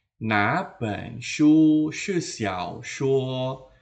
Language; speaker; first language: Chinese; non-native, fluent; Indonesian